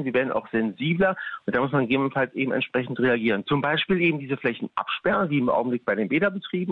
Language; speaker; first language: German; native; German